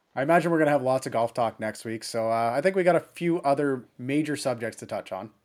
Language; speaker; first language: English; early bilingual, other home language; German